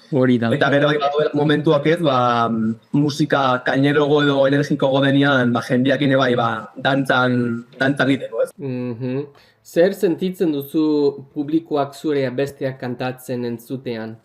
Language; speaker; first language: Basque; non-native, learner; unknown